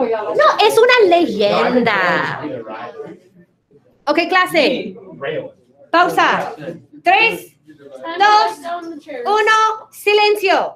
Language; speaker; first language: Spanish; non-native, fluent; English